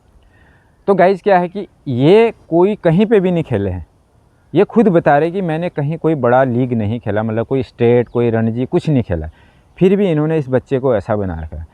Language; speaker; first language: Hindi; native; Hindi